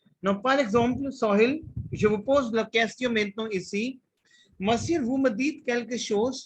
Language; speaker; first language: French; non-native, fluent; Hindi